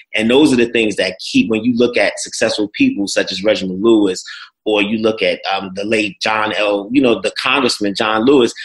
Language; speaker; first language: English; native; English